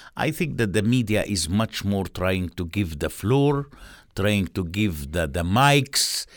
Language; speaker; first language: English; non-native, fluent; Arabic